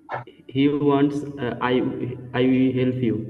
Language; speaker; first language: English; non-native, learner; Bangla